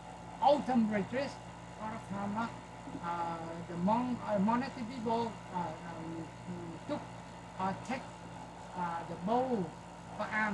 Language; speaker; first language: English; non-native, learner; Vietnamese